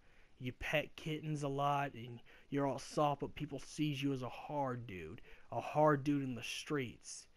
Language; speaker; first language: English; native; English